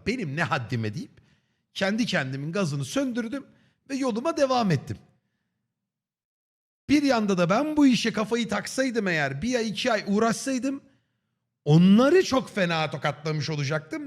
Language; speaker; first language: Turkish; native; Turkish